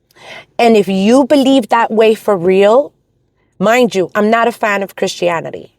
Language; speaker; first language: English; native; English